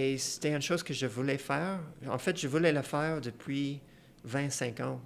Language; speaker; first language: French; non-native, fluent; Persian